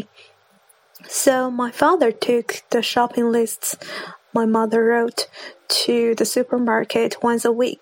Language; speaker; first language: English; non-native, fluent; Chinese